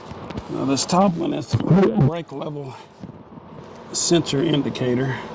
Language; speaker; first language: English; native; English